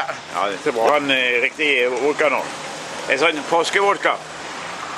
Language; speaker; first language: Swedish; native; Swedish